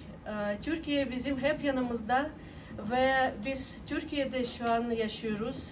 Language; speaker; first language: Turkish; non-native, learner; Ukrainian